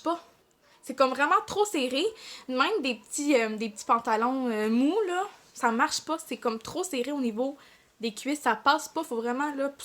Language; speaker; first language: French; native; French